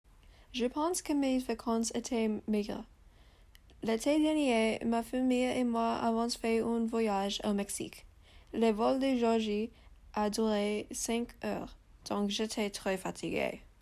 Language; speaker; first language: French; non-native, learner; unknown